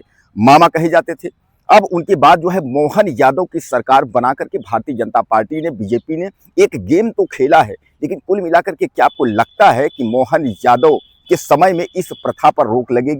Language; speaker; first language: Hindi; native; Hindi